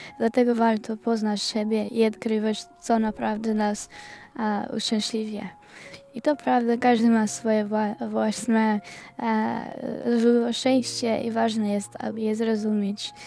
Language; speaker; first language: Polish; non-native, learner; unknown